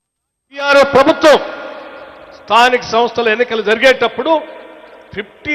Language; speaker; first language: Telugu; native; Telugu